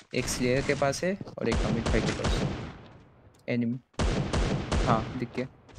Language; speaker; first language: Hindi; non-native, local second language; Bangla